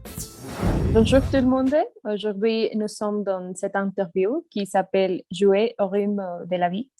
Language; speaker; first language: French; non-native, fluent; Spanish